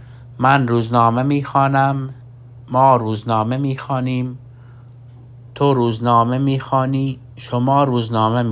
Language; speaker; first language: Persian; non-native, fluent; Urdu